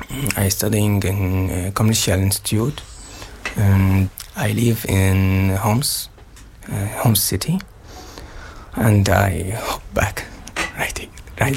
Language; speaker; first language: English; non-native, learner; Arabic